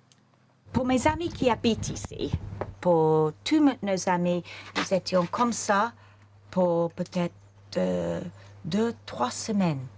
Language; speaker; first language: French; non-native, learner; English